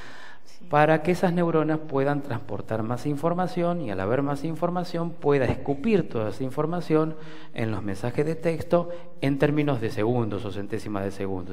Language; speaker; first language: Spanish; native; Spanish